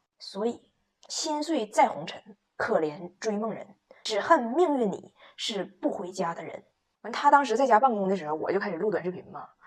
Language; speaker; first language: Chinese; native; Chinese